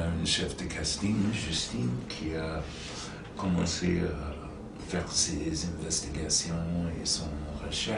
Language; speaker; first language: French; non-native, fluent; English